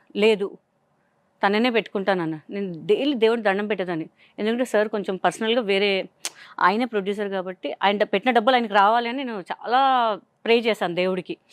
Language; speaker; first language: Telugu; non-native, local second language; Hindi